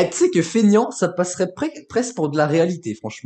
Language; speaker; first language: French; native; French